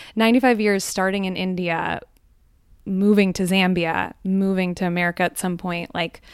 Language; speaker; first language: English; early bilingual, other home language; Gujarati